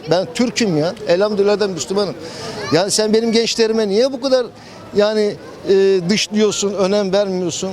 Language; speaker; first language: Turkish; native; Turkish